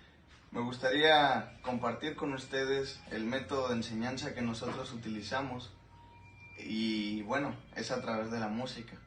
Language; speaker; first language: Spanish; native; Spanish